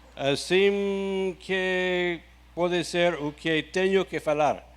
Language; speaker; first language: Portuguese; non-native, learner; English